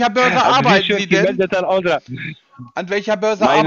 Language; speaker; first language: German; native; German